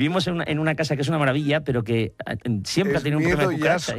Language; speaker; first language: Spanish; native; Spanish